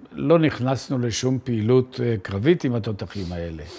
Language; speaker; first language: Hebrew; native; Hebrew